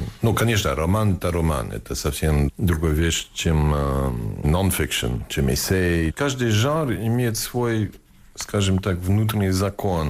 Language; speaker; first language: Russian; non-native, fluent; English